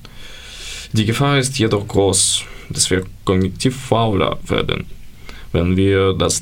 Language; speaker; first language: German; non-native, learner; Ukrainian